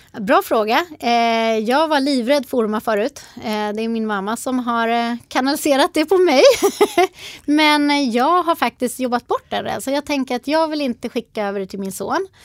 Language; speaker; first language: Swedish; native; Swedish